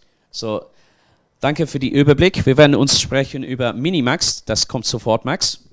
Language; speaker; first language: German; non-native, learner; English